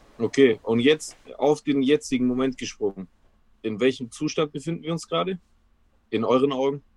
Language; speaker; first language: German; early bilingual, other home language; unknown